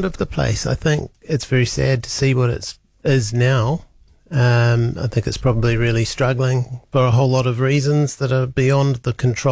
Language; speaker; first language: English; native; English